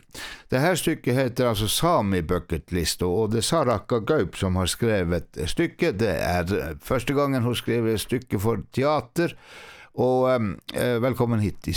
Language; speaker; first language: Norwegian; native; Norwegian